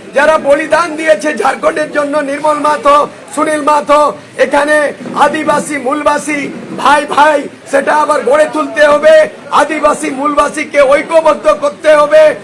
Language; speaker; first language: Bangla; non-native, local second language; Santali